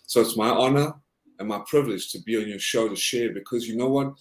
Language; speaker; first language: English; native; English